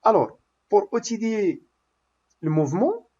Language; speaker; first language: French; non-native, local second language; Arabic